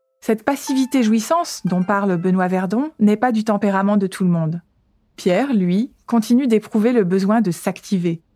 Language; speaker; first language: French; native; French